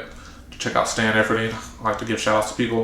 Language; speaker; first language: English; native; English